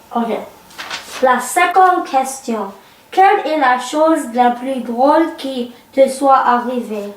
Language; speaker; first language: French; early bilingual, other home language; Arabic